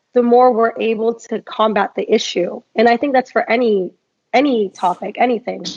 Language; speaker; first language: English; native; English